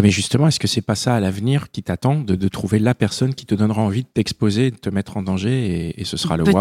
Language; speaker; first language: French; native; French